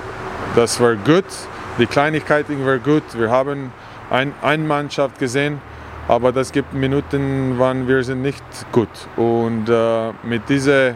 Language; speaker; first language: German; non-native, learner; English